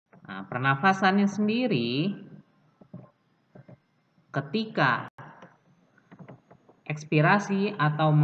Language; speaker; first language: Indonesian; native; Indonesian